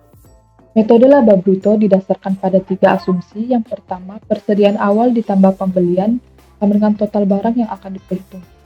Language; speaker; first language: Indonesian; native; Indonesian